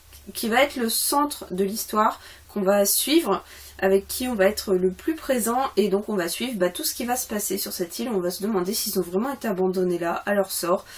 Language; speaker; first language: French; native; French